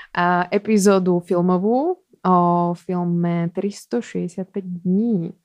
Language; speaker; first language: Slovak; native; Slovak